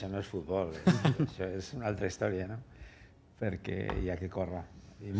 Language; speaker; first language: Catalan; non-native, local second language; Spanish